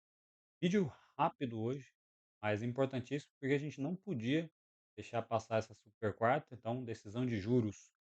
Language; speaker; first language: Portuguese; native; Portuguese